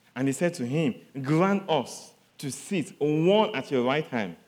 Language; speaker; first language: English; non-native, local second language; Yoruba